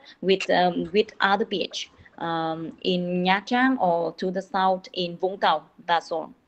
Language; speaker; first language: English; non-native, learner; Vietnamese